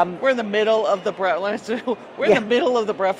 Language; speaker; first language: English; native; English